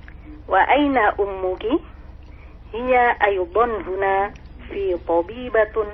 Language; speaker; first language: Arabic; non-native, learner; Indonesian